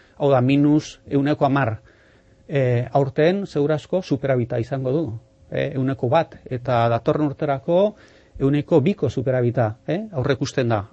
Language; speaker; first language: Basque; non-native, local second language; Spanish